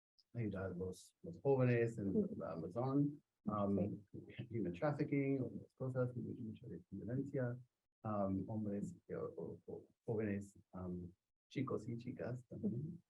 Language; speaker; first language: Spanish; non-native, learner; English